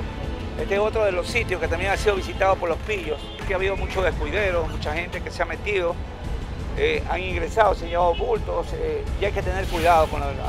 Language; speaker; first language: Spanish; native; Spanish